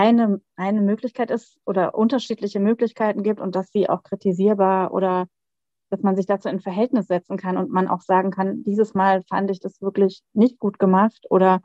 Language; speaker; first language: German; native; German